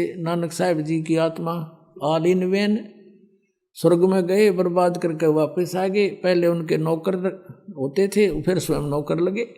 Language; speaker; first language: Hindi; native; Hindi